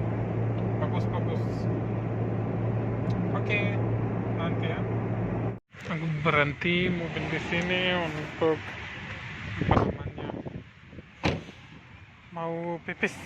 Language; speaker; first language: Indonesian; non-native, learner; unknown